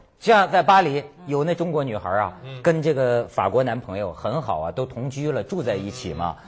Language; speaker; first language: Chinese; native; Chinese